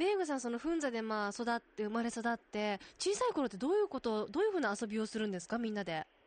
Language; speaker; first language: Japanese; native; Japanese